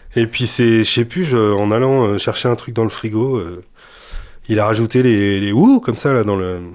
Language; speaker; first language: French; native; French